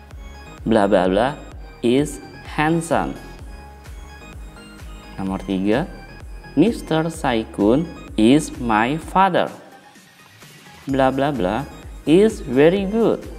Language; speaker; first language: English; non-native, local second language; Indonesian